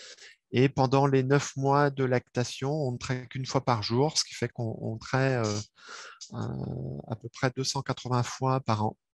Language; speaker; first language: French; native; French